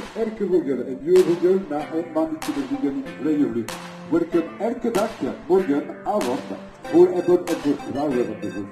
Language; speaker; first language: Dutch; non-native, local second language; French